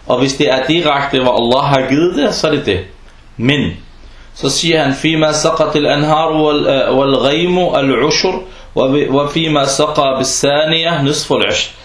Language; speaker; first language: Danish; early bilingual, other home language; Arabic